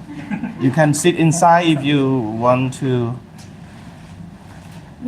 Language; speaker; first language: English; non-native, learner; Thai